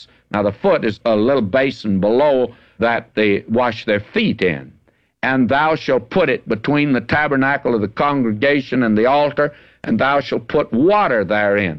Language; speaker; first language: English; native; English